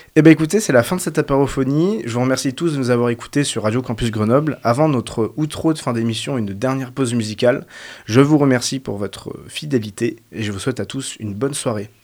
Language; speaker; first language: French; native; French